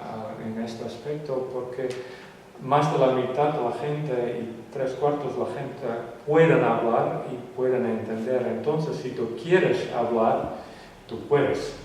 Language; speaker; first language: Spanish; non-native, fluent; Western Frisian